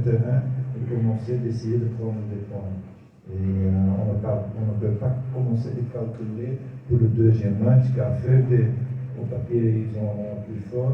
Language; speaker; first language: French; non-native, local second language; Dutch